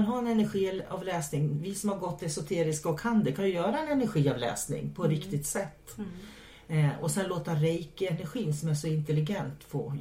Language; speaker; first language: Swedish; native; Swedish